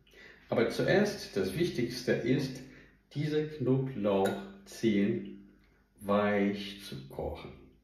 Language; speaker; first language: German; non-native, fluent; Portuguese